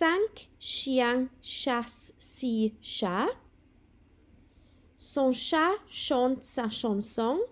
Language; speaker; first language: French; non-native, fluent; Welsh